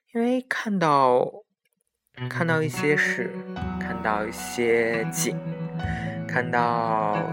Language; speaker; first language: Chinese; native; Chinese